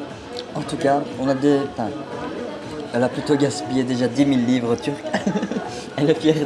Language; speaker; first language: French; early bilingual, heritage; Turkish